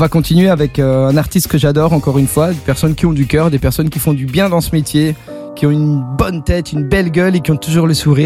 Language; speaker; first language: French; native; French